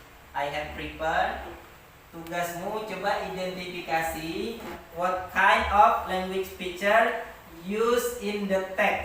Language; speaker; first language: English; non-native, learner; Indonesian